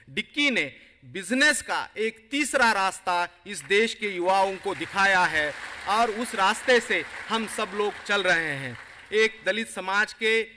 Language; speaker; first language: Hindi; non-native, local second language; Marathi